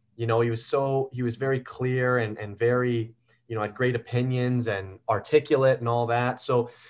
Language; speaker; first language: English; native; English